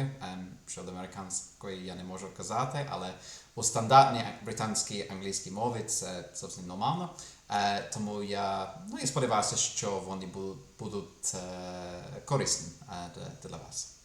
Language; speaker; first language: Ukrainian; non-native, fluent; English